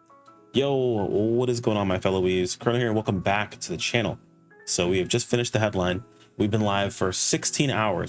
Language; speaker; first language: English; native; English